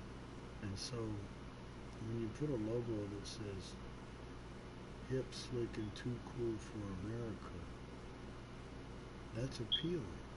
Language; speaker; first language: English; native; English